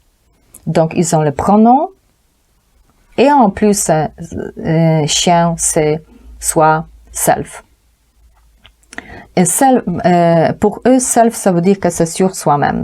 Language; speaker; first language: French; non-native, fluent; Polish